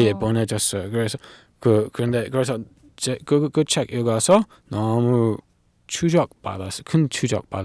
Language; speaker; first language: Korean; non-native, learner; English